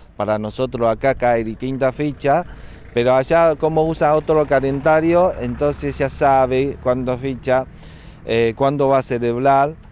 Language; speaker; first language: Spanish; non-native, fluent; Chinese